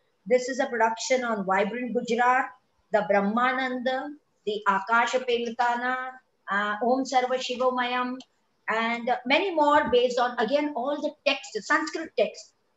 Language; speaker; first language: English; non-native, local second language; Kachhi